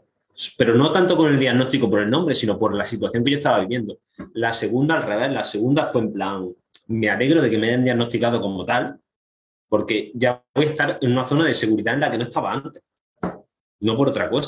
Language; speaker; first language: Spanish; native; Spanish